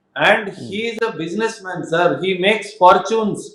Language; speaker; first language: English; non-native, local second language; Telugu